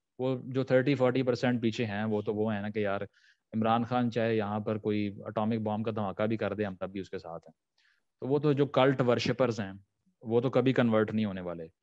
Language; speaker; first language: Urdu; native; Urdu